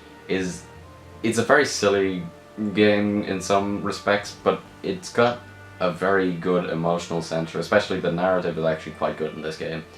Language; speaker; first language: English; native; English